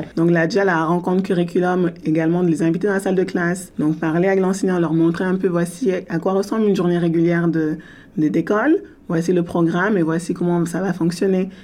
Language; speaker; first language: French; native; French